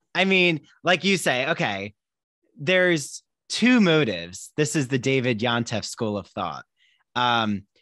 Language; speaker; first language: English; native; English